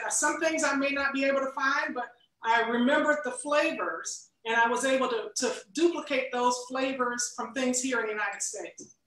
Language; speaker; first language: English; native; English